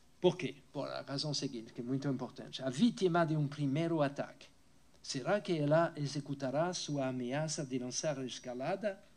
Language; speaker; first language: Portuguese; non-native, fluent; French